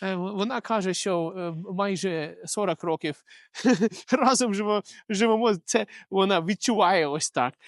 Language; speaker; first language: Ukrainian; non-native, local second language; Russian